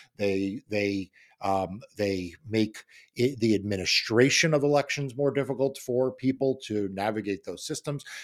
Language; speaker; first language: English; native; English